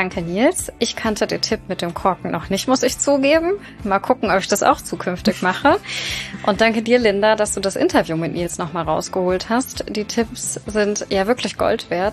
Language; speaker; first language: German; native; German